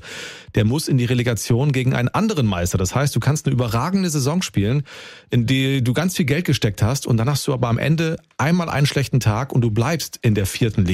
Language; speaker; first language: German; native; German